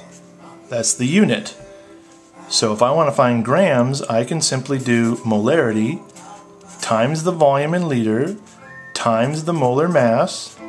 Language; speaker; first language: English; native; English